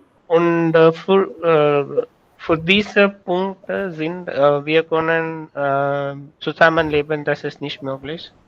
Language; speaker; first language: German; non-native, learner; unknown